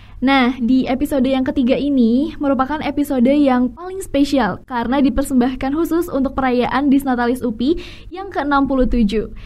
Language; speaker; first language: Indonesian; native; Indonesian